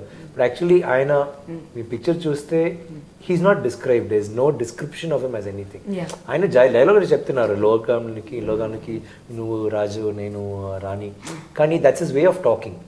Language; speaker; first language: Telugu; non-native, local second language; Tamil